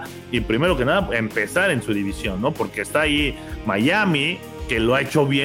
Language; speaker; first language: Spanish; native; Spanish